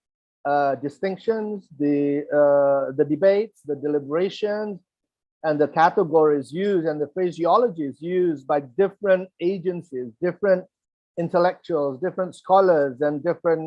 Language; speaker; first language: English; non-native, fluent; Indonesian